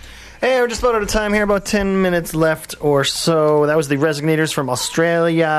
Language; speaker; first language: English; native; English